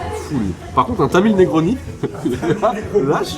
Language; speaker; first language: French; native; French